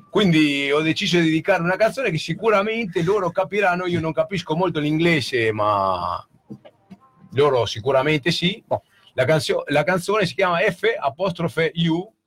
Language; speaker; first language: Italian; non-native, fluent; Spanish